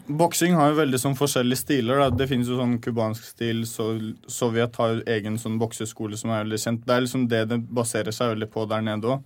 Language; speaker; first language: Norwegian; early bilingual, other home language; Chechen